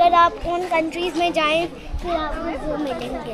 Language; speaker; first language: Hindi; early bilingual, heritage; Urdu